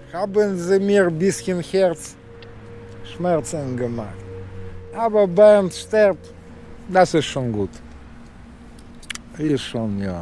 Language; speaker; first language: German; non-native, learner; Russian